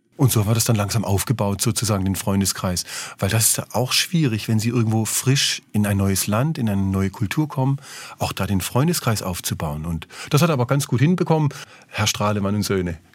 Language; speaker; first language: German; native; German